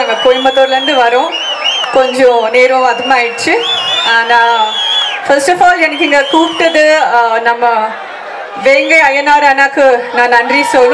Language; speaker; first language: Tamil; non-native, fluent; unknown